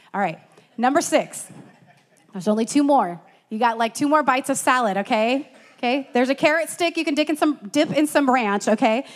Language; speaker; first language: English; native; English